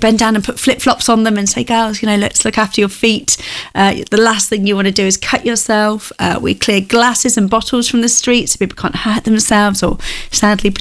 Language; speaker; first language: English; native; English